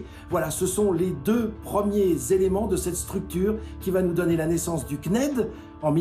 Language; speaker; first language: French; native; French